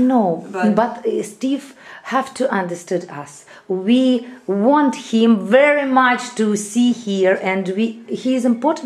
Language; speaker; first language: English; non-native, learner; Russian